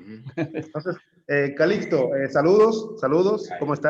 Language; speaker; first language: Spanish; native; Spanish